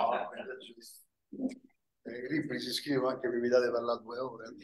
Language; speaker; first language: Italian; native; Italian